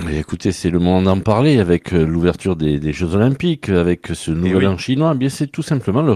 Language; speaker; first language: French; native; French